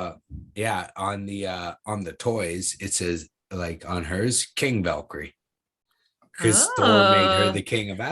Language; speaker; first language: English; native; English